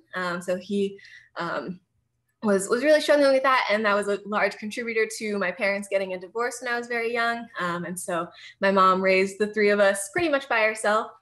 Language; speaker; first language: English; native; English